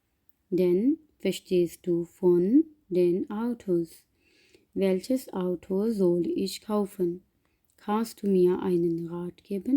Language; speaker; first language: German; non-native, learner; Urdu